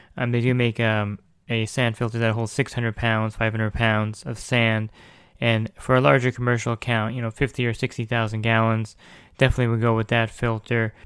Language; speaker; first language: English; native; English